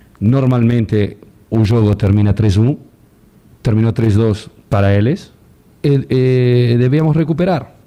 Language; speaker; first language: Portuguese; non-native, learner; Spanish